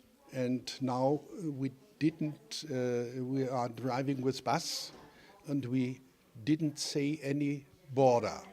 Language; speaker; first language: English; non-native, learner; German